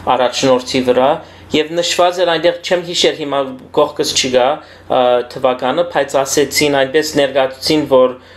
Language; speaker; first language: Armenian; early bilingual, heritage; Armenian